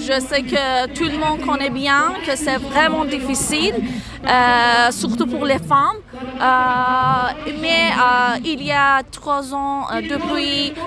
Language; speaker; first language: French; non-native, fluent; Persian